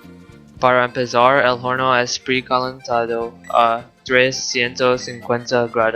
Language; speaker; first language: Spanish; non-native, learner; English